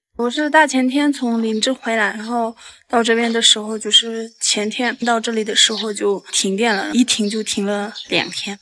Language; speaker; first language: Chinese; non-native, local second language; Tibetan